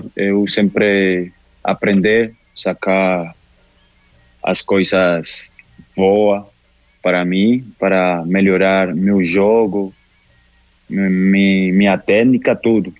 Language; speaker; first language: Portuguese; non-native, local second language; Spanish